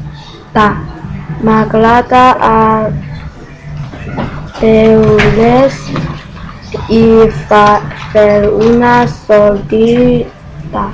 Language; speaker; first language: Catalan; non-native, learner; Chinese